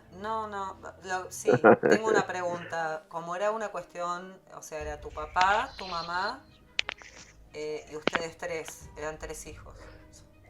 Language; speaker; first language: Spanish; native; Spanish